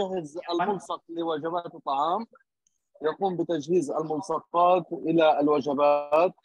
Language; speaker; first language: Arabic; native; Arabic